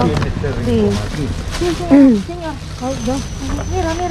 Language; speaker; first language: Spanish; non-native, learner; Filipino